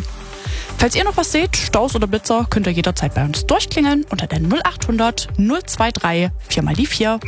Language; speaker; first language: German; native; German